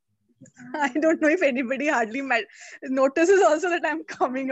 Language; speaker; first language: English; non-native, local second language; Hindi